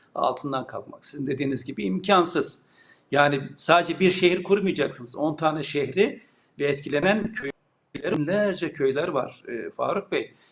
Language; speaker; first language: Turkish; native; Turkish